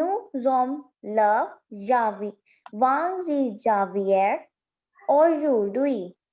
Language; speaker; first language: French; non-native, learner; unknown